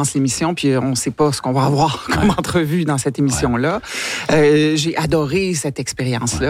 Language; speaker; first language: French; native; French